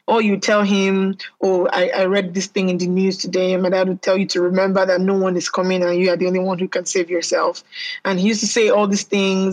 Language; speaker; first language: English; non-native, local second language; Yoruba